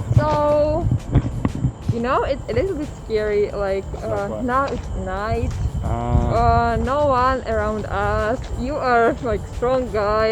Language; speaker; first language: English; non-native, learner; Russian